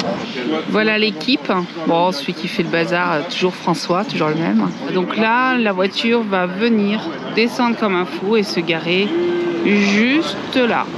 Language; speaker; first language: French; native; French